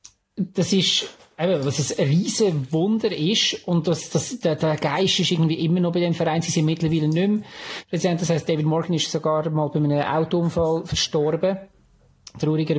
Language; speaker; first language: German; native; German